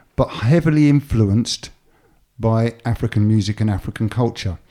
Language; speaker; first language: English; native; English